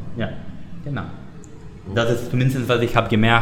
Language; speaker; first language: German; non-native, learner; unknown